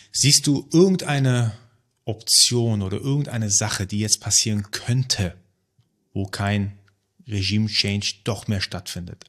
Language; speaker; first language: German; early bilingual, other home language; Persian